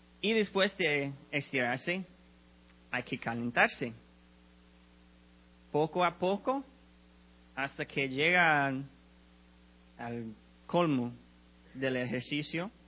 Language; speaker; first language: Spanish; non-native, learner; English